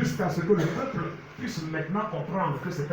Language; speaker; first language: French; non-native, local second language; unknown